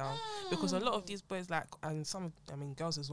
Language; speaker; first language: English; non-native, local second language; French